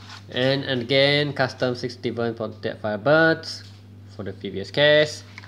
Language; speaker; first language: English; non-native, local second language; Malay